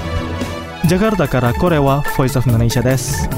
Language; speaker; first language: Japanese; non-native, fluent; Indonesian